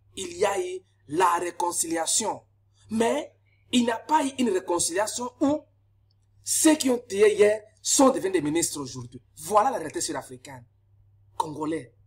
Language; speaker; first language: French; non-native, local second language; Lingala